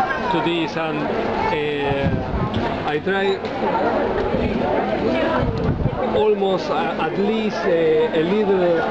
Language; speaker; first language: English; non-native, learner; Spanish